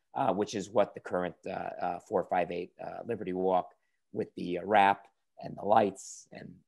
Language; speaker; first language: English; native; English